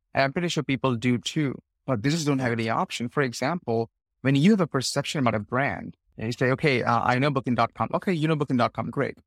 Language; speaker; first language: English; non-native, local second language; Hindi